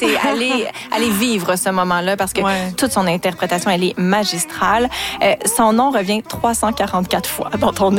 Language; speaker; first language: French; native; French